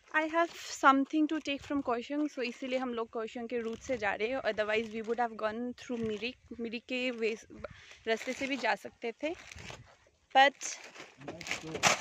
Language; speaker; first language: Hindi; non-native, local second language; Nepali